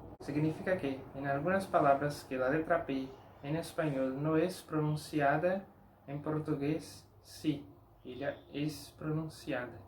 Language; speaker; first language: Spanish; non-native, fluent; Portuguese